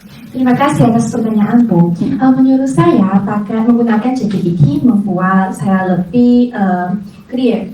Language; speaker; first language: Indonesian; non-native, fluent; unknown